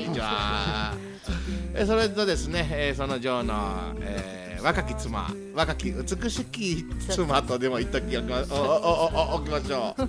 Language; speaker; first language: Japanese; native; Japanese